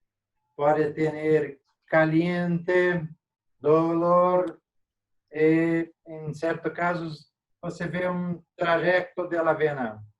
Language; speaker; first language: Spanish; non-native, learner; Portuguese